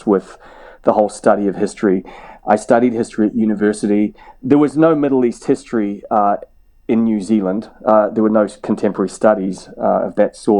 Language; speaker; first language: English; native; English